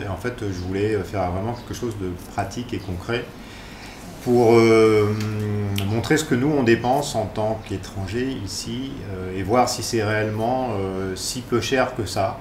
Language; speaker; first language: French; native; French